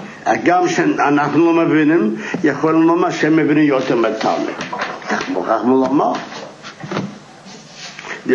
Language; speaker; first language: Hebrew; non-native, fluent; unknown